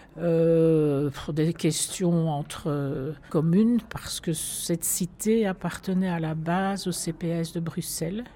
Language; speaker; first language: French; native; French